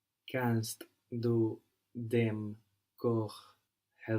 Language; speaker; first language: German; non-native, learner; English